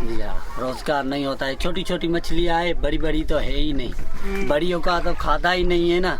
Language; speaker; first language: Hindi; non-native, local second language; Sindhi